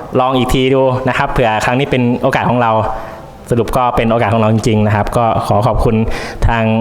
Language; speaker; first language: Thai; native; Thai